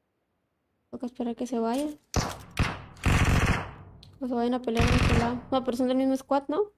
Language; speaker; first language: Spanish; native; Spanish